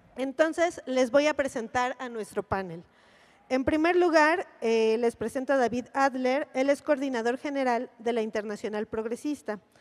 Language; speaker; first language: Spanish; native; Spanish